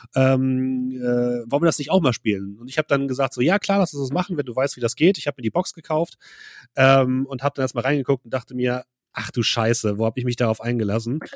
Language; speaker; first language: German; native; German